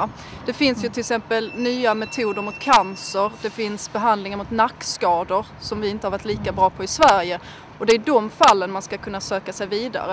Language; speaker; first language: Swedish; native; Swedish